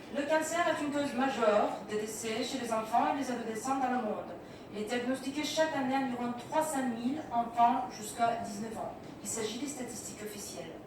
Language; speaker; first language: French; non-native, fluent; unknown